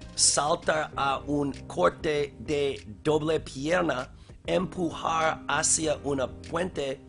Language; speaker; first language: Spanish; non-native, learner; English